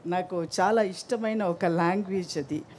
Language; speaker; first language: Telugu; non-native, local second language; Tamil